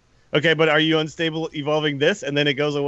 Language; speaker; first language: English; native; English